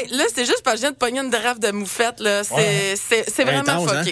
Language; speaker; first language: French; native; French